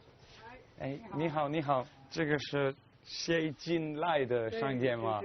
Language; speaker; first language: Chinese; non-native, learner; English